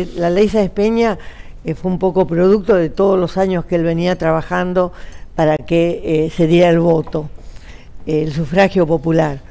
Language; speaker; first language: Spanish; native; Spanish